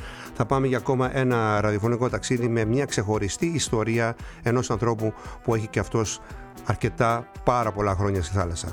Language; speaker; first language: Greek; native; Greek